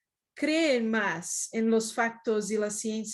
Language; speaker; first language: Spanish; non-native, fluent; Portuguese